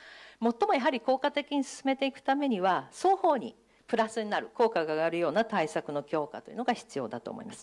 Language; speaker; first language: Japanese; native; Japanese